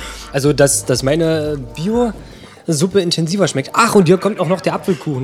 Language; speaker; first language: German; native; German